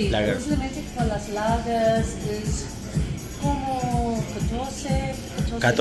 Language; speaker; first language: Spanish; non-native, learner; English